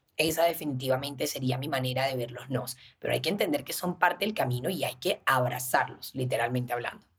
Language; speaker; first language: Spanish; native; Spanish